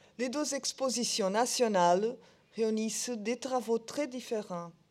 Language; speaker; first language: French; non-native, learner; Portuguese